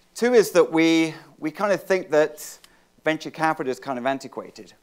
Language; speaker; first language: English; native; English